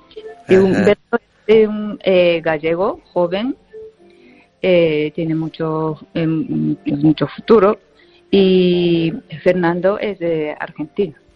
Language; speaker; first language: Spanish; non-native, fluent; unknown